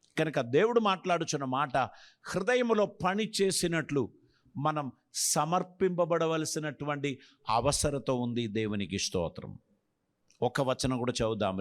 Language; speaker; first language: Telugu; non-native, fluent; Malayalam